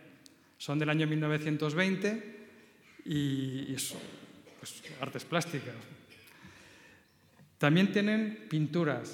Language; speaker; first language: Spanish; native; Spanish